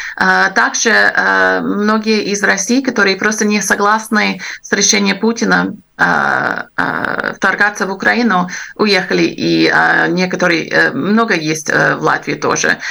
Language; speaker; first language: Russian; non-native, fluent; English